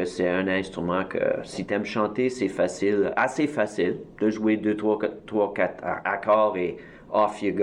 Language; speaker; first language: French; native; French